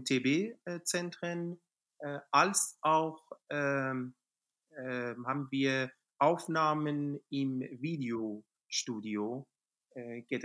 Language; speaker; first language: German; non-native, fluent; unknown